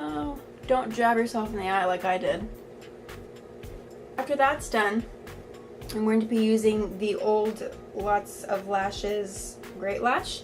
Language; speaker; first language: English; native; English